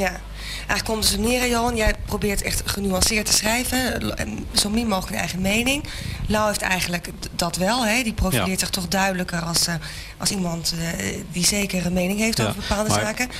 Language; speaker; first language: Dutch; native; Dutch